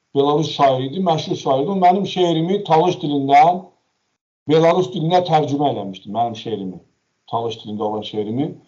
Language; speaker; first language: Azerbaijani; non-native, local second language; Talysh